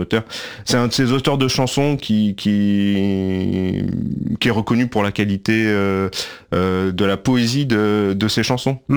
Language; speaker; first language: French; native; French